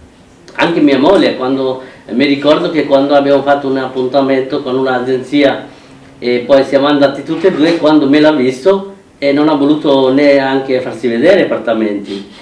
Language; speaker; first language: Italian; non-native, fluent; Bangla